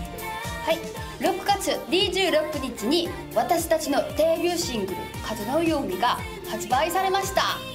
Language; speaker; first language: Japanese; non-native, learner; Korean